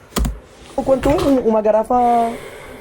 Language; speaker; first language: Portuguese; non-native, learner; French